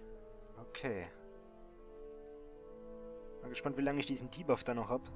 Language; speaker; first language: German; native; German